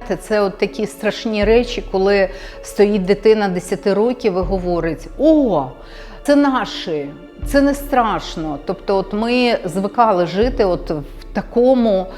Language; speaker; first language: Ukrainian; native; Ukrainian